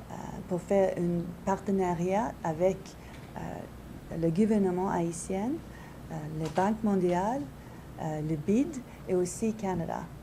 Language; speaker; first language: French; non-native, learner; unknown